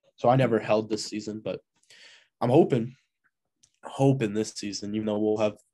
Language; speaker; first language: English; native; English